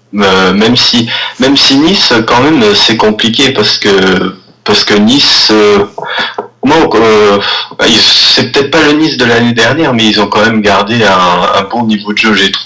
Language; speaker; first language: French; native; French